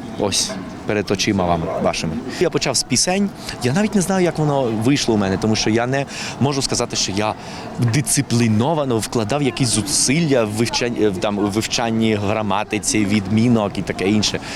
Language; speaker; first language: Ukrainian; non-native, fluent; Spanish